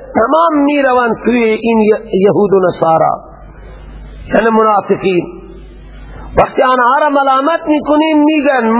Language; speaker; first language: Persian; native; Persian